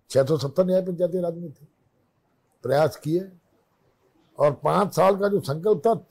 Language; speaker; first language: Hindi; native; Hindi